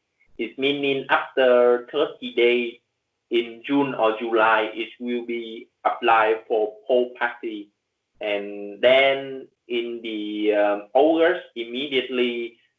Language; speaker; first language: English; non-native, learner; Vietnamese